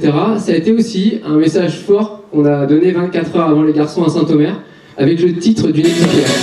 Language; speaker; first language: French; native; French